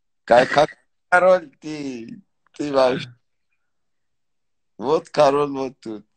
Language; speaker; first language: Russian; non-native, learner; Tajik